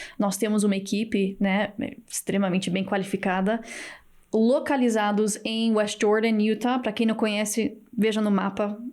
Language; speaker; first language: Portuguese; early bilingual, heritage; Portuguese